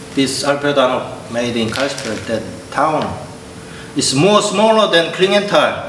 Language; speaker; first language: English; non-native, learner; Korean